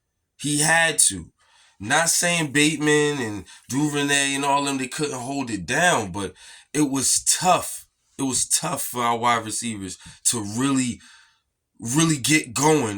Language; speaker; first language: English; native; English